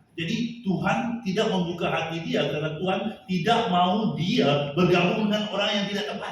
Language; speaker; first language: Indonesian; non-native, fluent; Tamil